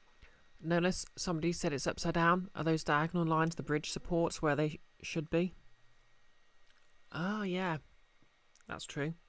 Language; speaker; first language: English; native; English